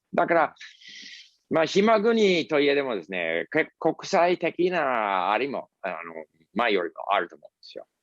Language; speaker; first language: Japanese; non-native, fluent; English